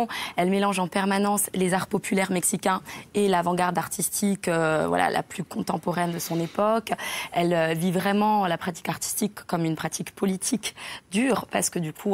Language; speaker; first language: French; native; French